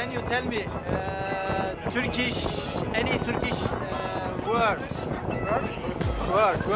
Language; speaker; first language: English; non-native, learner; Turkish